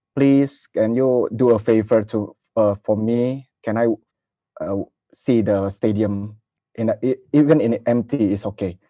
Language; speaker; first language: English; non-native, learner; Indonesian